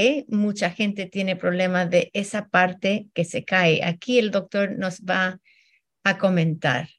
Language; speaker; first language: Spanish; early bilingual, heritage; Spanish